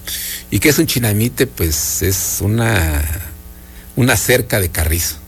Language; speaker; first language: Spanish; native; Spanish